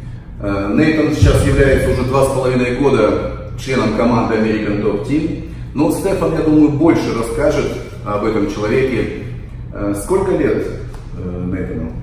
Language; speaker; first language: Russian; native; Russian